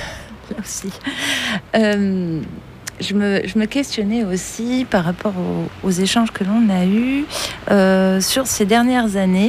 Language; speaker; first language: French; native; French